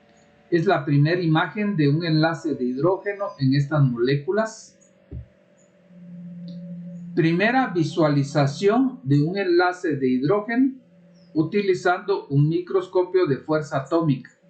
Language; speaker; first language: Spanish; native; Spanish